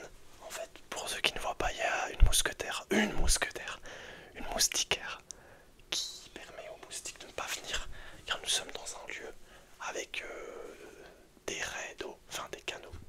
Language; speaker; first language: French; native; French